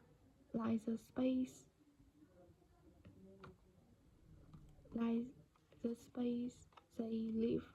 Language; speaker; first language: English; non-native, learner; Vietnamese